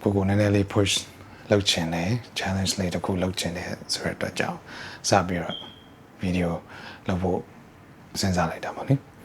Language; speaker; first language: Burmese; early bilingual, heritage; Burmese